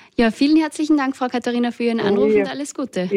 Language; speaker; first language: German; native; German